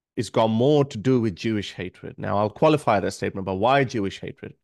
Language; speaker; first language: English; non-native, local second language; Urdu